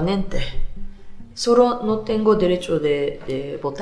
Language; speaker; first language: Spanish; non-native, fluent; Japanese